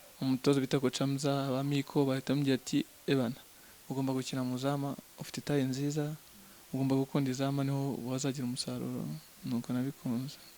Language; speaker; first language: Kinyarwanda; native; Kinyarwanda